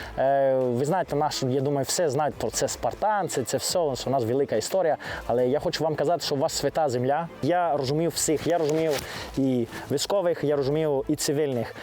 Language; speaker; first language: Ukrainian; non-native, learner; Greek